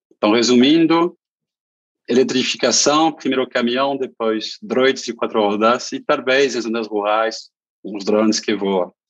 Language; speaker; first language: Portuguese; non-native, fluent; French